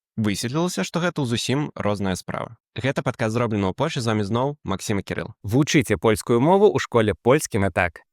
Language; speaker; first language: Belarusian; native; Belarusian